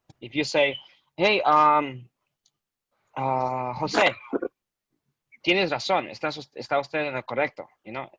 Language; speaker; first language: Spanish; early bilingual, heritage; Spanish